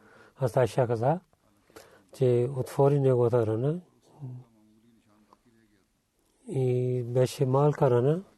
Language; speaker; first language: Bulgarian; non-native, learner; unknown